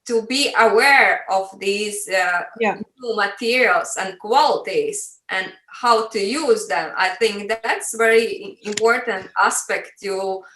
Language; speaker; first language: English; non-native, fluent; Latvian